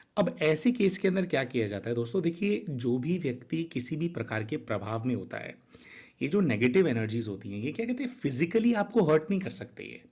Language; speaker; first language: Hindi; native; Hindi